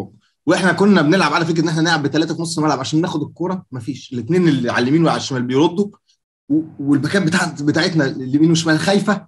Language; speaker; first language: Arabic; native; Arabic